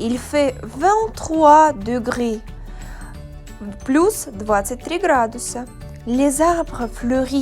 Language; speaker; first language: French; non-native, fluent; Russian